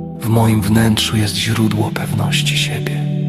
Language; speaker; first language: Polish; native; Polish